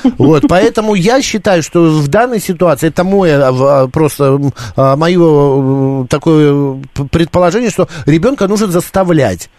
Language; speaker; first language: Russian; native; Russian